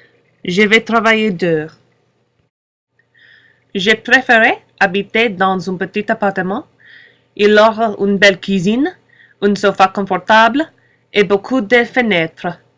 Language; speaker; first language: French; non-native, learner; English